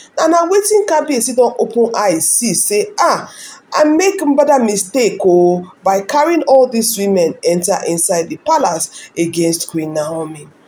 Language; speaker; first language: Nigerian Pidgin; non-native, local second language; Igbo